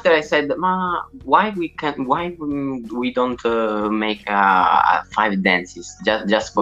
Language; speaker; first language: English; non-native, learner; Italian